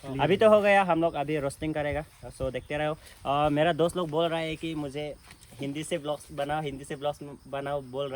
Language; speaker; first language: Hindi; non-native, local second language; Karbi